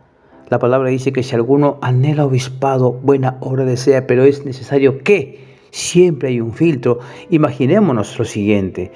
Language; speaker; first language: Spanish; native; Spanish